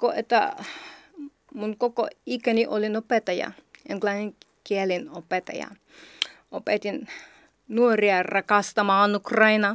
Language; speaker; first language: Finnish; non-native, learner; Ukrainian